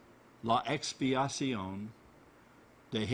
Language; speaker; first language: Spanish; non-native, learner; English